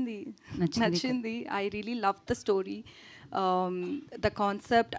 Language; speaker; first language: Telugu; non-native, learner; Tamil